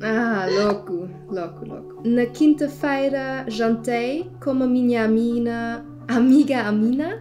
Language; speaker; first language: Portuguese; non-native, learner; German